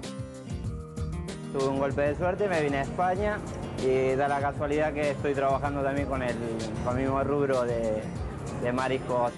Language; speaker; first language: Spanish; native; Spanish